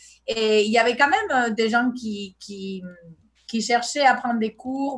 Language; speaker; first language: French; non-native, fluent; Spanish